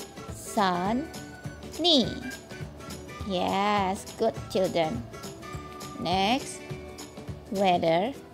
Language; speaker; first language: English; non-native, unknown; Indonesian